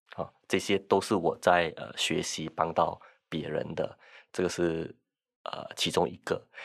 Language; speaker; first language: Chinese; non-native, local second language; Min Nan Chinese